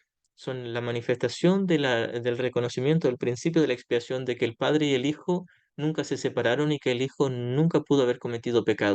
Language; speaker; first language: Spanish; native; Spanish